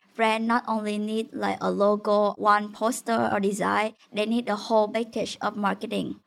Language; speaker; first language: English; non-native, fluent; Vietnamese